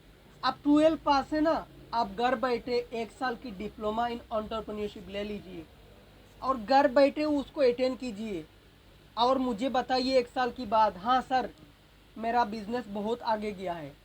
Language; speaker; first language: Hindi; non-native, local second language; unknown